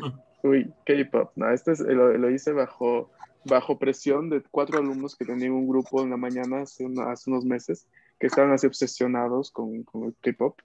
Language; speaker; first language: Spanish; native; Spanish